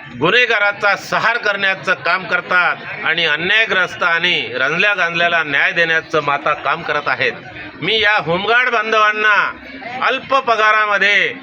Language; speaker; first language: Marathi; non-native, local second language; Gondi